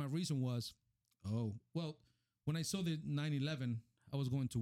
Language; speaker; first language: English; non-native, fluent; Spanish